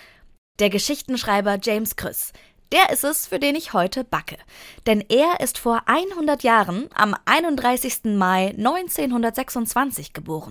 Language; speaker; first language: German; native; German